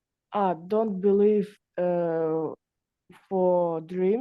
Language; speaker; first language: English; non-native, learner; Russian